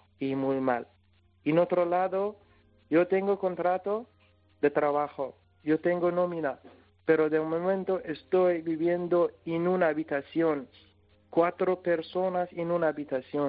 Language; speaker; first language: Spanish; non-native, learner; Persian